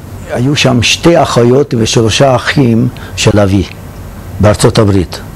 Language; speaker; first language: Hebrew; non-native, fluent; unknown